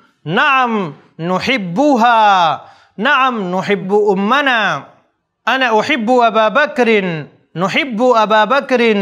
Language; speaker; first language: Arabic; non-native, fluent; Urdu